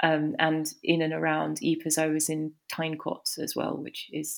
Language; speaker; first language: English; native; English